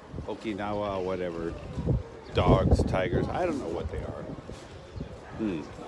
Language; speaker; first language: English; native; English